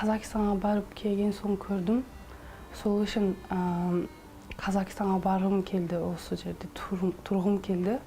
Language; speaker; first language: Kazakh; early bilingual, heritage; Kazakh